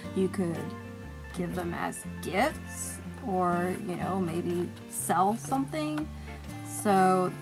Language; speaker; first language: English; native; English